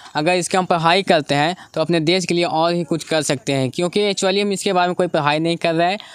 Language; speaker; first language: Hindi; native; Hindi